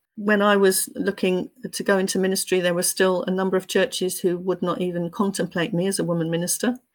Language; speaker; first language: English; native; English